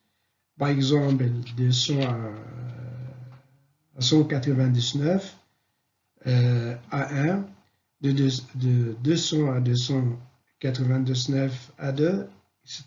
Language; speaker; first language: French; non-native, fluent; Arabic